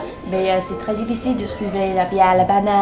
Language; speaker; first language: French; non-native, learner; English